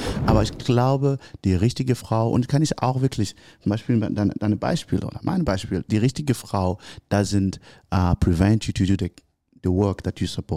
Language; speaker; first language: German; non-native, learner; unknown